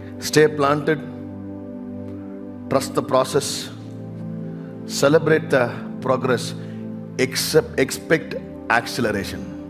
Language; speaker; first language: English; non-native, local second language; Tamil